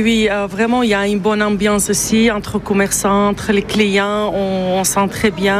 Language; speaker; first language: French; non-native, fluent; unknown